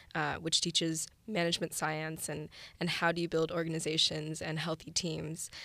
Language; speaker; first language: English; early bilingual, other home language; Chinese